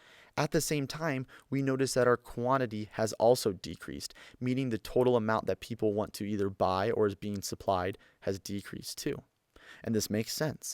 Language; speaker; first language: English; native; English